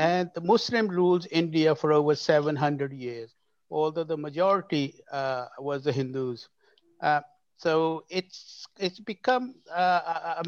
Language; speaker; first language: English; native; English